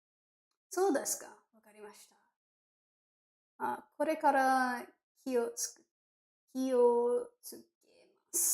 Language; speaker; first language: Japanese; non-native, learner; English